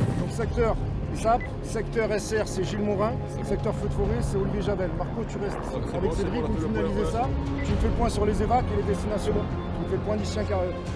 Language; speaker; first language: French; native; French